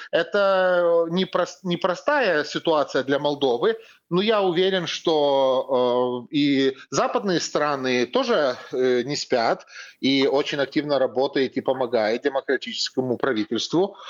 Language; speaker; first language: Russian; non-native, fluent; Lithuanian